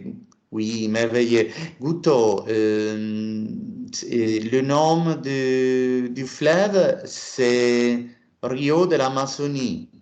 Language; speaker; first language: French; non-native, learner; Italian